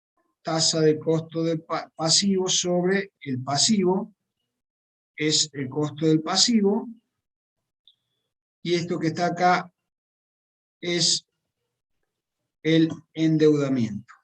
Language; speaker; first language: Spanish; native; Spanish